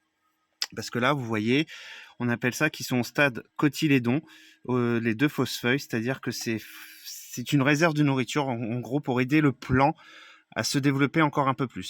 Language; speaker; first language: French; native; French